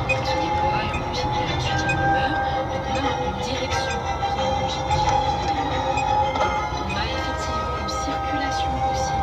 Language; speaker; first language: French; native; French